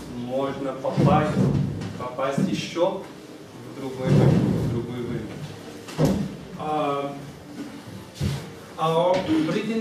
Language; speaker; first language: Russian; non-native, fluent; Portuguese